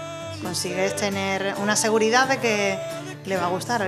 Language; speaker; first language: Spanish; native; Spanish